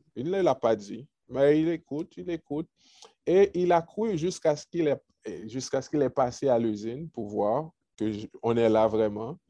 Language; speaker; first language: French; native; French